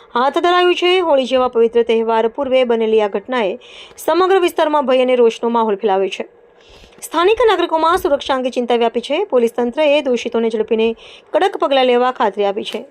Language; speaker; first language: Gujarati; native; Gujarati